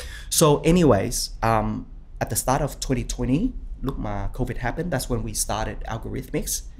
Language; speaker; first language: English; early bilingual, other home language; Vietnamese